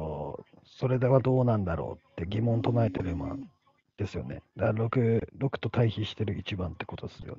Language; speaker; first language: Japanese; native; Japanese